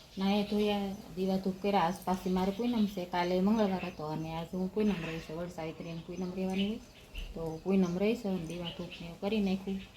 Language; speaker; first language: Gujarati; native; Gujarati